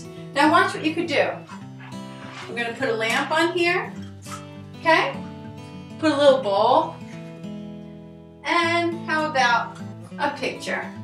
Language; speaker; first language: English; native; English